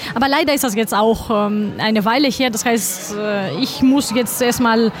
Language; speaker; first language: German; non-native, fluent; Greek